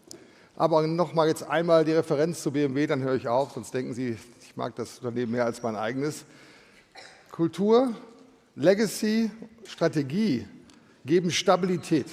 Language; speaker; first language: German; native; German